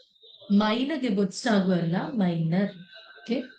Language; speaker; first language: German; non-native, fluent; Malayalam